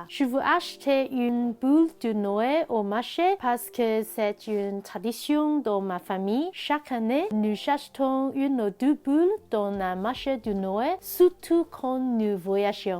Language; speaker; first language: French; non-native, learner; Cantonese